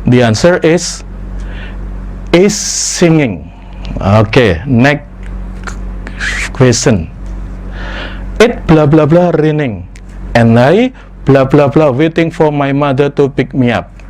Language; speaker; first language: English; non-native, fluent; Indonesian